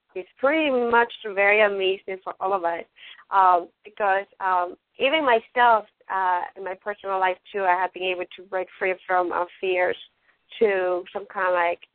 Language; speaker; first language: English; non-native, fluent; Spanish